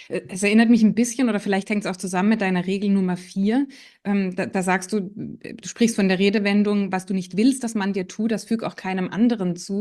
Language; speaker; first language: German; native; German